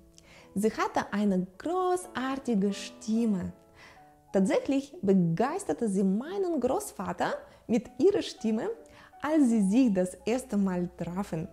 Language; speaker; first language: German; non-native, fluent; Russian